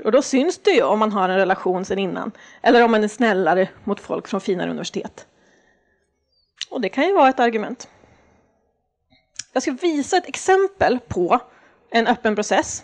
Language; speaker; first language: Swedish; native; Swedish